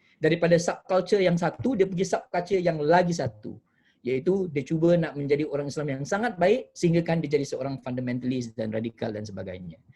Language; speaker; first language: Malay; native; Malay